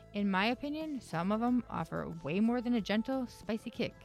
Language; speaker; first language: English; native; English